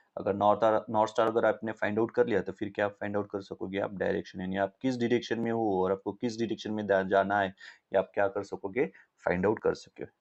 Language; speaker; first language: Hindi; non-native, local second language; Marathi